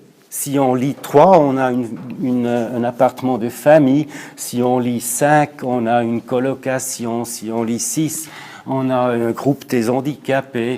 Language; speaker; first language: French; non-native, local second language; German